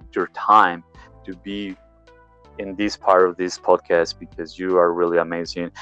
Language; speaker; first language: English; non-native, learner; Spanish